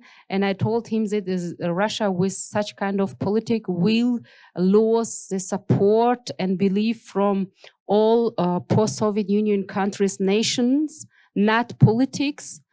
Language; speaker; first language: English; non-native, learner; Tajik